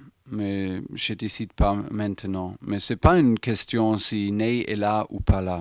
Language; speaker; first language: French; non-native, fluent; German